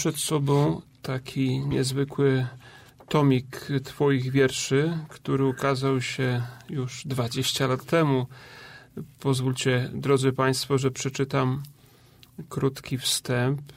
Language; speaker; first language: Polish; native; Polish